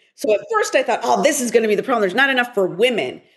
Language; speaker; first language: English; early bilingual, other home language; Spanish